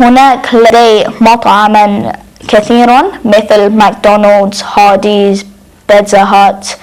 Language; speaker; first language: Arabic; non-native, learner; English